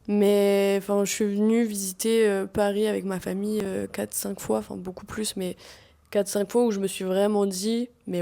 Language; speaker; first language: French; native; French